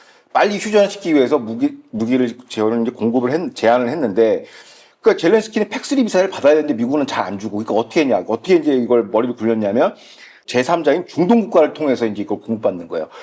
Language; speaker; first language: Korean; native; Korean